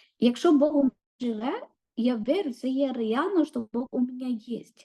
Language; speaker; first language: Ukrainian; non-native, learner; Malayalam